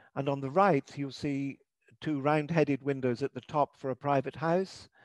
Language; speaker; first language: English; native; English